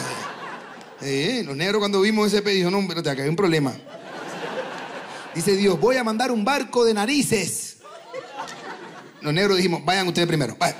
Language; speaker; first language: Spanish; native; Spanish